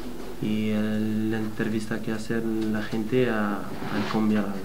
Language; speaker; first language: Spanish; non-native, learner; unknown